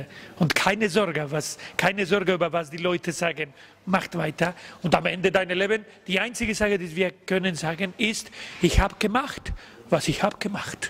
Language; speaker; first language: German; non-native, learner; Spanish